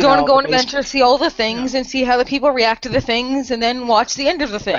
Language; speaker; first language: English; native; English